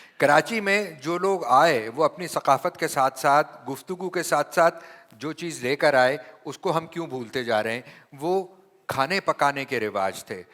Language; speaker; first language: Urdu; native; Urdu